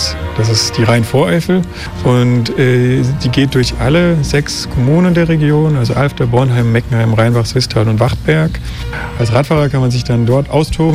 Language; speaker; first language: German; native; German